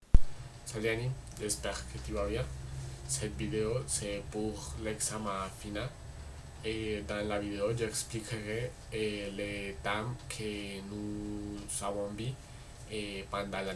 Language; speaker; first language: French; non-native, learner; Spanish